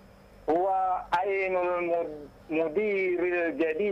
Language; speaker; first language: Arabic; non-native, learner; Indonesian